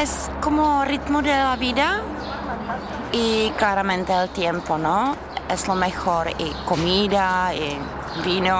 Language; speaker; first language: Spanish; non-native, fluent; Czech